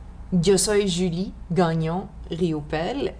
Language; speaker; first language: Spanish; non-native, fluent; French